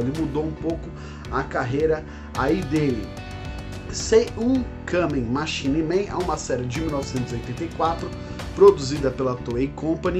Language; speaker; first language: Portuguese; native; Portuguese